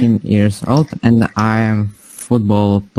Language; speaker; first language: English; non-native, learner; Slovak